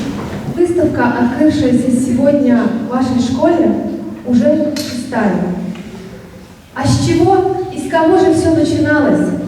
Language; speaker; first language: Russian; native; Russian